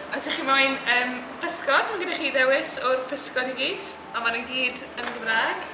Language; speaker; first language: Welsh; native; Welsh